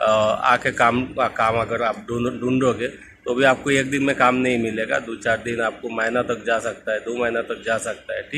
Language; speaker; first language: Hindi; non-native, local second language; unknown